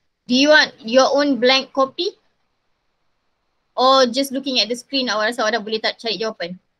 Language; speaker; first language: English; non-native, local second language; Malay